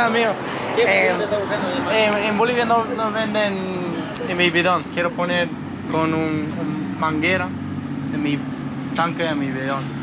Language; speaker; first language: Spanish; non-native, learner; English